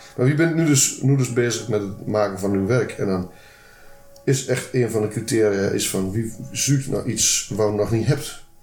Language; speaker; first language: Dutch; native; Dutch